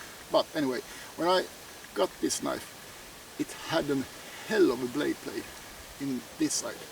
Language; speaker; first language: English; non-native, fluent; Swedish